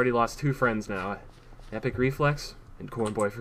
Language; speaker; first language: English; native; English